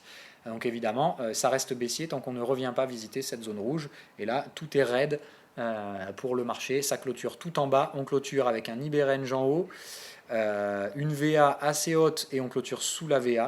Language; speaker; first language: French; native; French